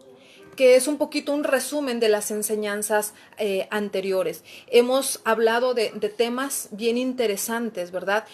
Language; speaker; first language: Spanish; native; Spanish